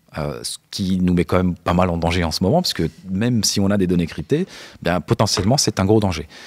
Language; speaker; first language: French; native; French